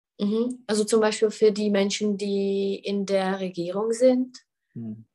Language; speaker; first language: German; non-native, fluent; Czech